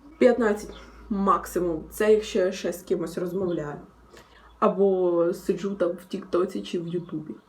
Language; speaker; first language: Ukrainian; non-native, local second language; Russian